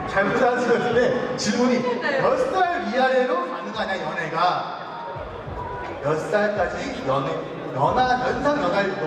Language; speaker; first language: Korean; native; Korean